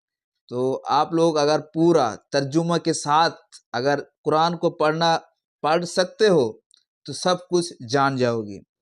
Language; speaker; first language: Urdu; non-native, local second language; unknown